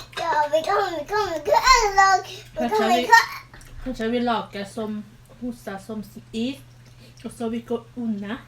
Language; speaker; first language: Norwegian; non-native, learner; Thai